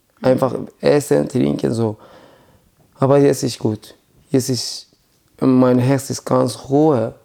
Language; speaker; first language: German; non-native, learner; Persian